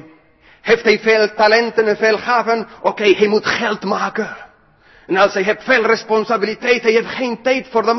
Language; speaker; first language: Dutch; non-native, fluent; English